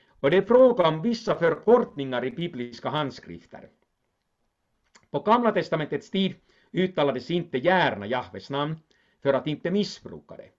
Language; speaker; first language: Swedish; non-native, local second language; Finnish